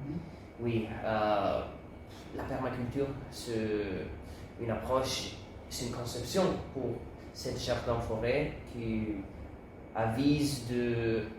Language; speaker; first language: French; non-native, learner; Italian